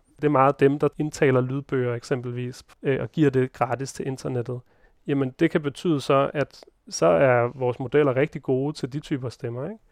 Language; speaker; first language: Danish; native; Danish